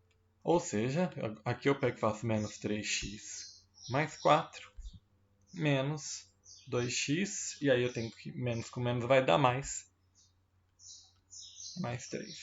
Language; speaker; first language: Portuguese; native; Portuguese